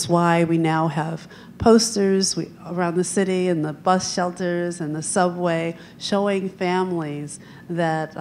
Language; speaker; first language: English; native; English